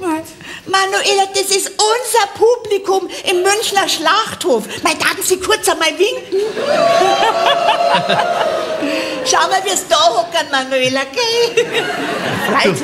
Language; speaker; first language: German; native; German